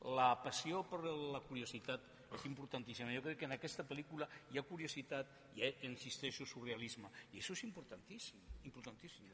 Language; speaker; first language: Catalan; non-native, learner; Spanish